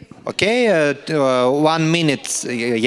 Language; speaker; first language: English; non-native, learner; Russian